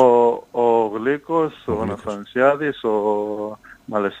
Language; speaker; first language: Greek; non-native, fluent; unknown